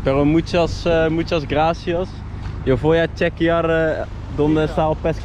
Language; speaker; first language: Spanish; non-native, learner; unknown